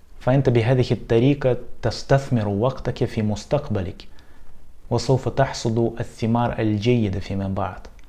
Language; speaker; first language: Arabic; non-native, fluent; Russian